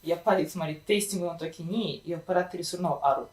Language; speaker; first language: Japanese; non-native, fluent; Russian